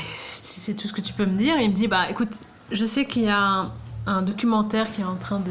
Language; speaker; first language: French; non-native, fluent; Swedish